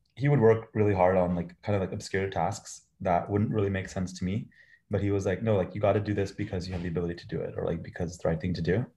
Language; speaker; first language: English; early bilingual, other home language; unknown